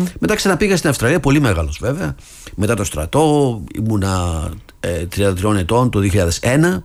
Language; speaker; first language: Greek; early bilingual, other home language; English